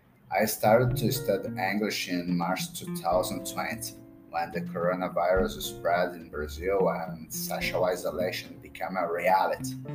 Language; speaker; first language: English; non-native, learner; Portuguese